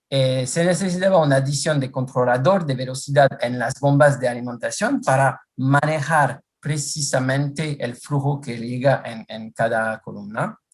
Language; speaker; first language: Spanish; non-native, fluent; French